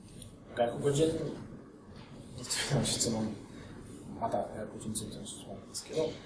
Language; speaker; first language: Japanese; non-native, learner; Russian